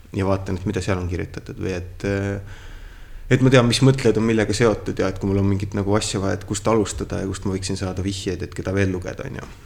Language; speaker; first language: Estonian; native; Estonian